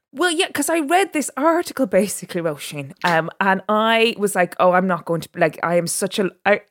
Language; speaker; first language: English; native; English